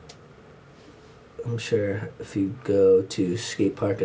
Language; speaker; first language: English; native; English